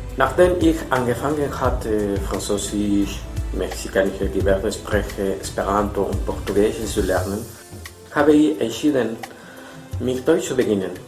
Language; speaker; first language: German; non-native, fluent; Spanish